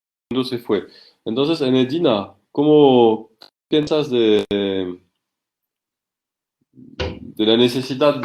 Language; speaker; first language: Spanish; non-native, learner; French